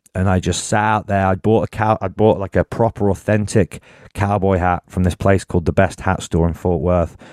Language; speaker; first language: English; native; English